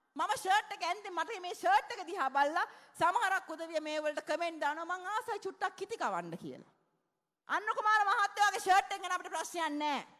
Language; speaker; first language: Sinhala; native; Sinhala